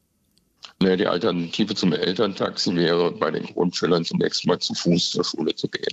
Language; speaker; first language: German; native; German